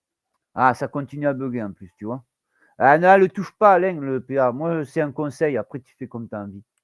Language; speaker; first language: French; native; French